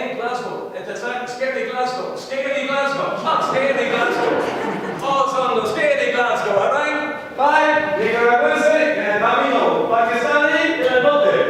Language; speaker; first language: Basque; non-native, fluent; Irish